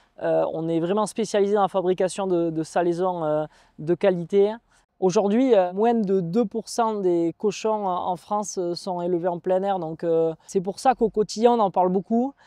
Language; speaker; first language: French; native; French